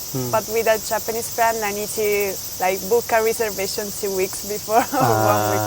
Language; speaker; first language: English; non-native, fluent; Italian